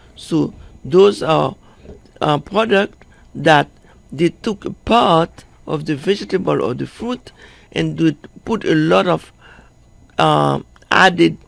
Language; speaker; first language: English; non-native, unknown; Haitian Creole